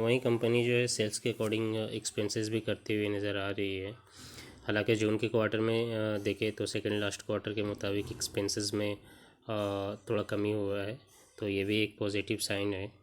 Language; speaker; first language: Hindi; native; Hindi